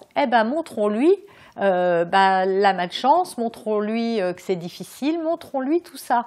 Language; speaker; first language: French; native; French